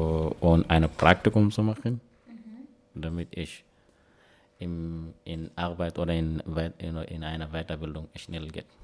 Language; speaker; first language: German; non-native, learner; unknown